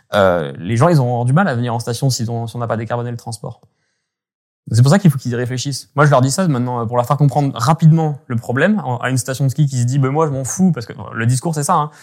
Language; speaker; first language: French; native; French